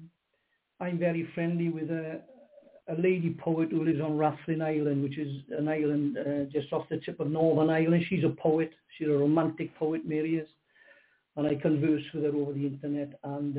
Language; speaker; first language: English; native; English